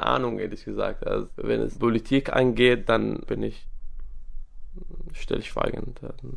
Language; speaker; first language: German; non-native, fluent; Arabic